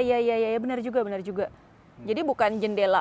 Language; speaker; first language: Indonesian; native; Indonesian